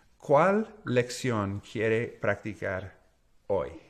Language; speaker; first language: Spanish; non-native, learner; English